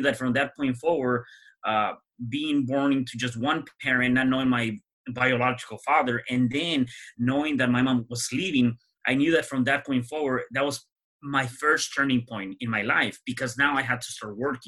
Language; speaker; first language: English; early bilingual, other home language; Spanish